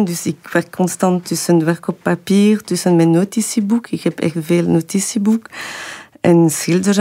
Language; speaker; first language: Dutch; non-native, fluent; French